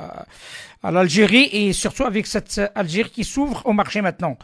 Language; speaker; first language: French; non-native, local second language; Arabic